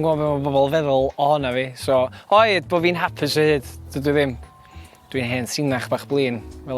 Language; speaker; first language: Welsh; native; Welsh